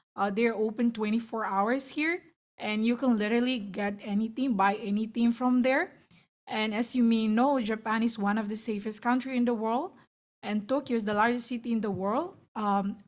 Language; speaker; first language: English; non-native, fluent; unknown